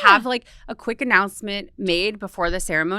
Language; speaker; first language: English; native; English